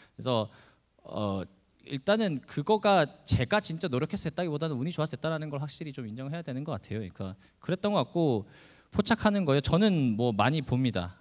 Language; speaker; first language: Korean; native; Korean